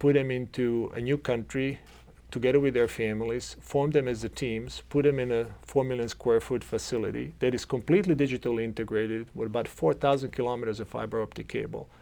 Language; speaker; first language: English; non-native, fluent; Croatian